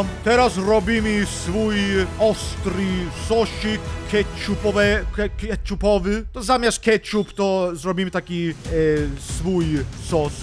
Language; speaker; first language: Polish; non-native, learner; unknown